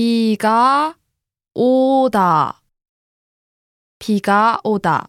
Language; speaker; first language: Korean; native; Korean